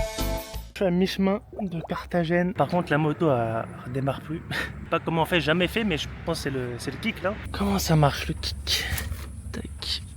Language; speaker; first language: French; native; French